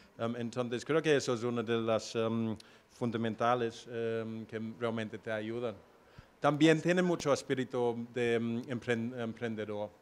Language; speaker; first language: Spanish; non-native, fluent; English